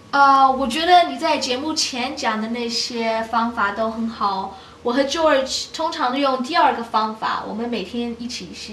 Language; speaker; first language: Chinese; non-native, learner; English